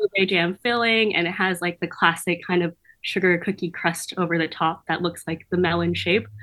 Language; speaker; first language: English; native; English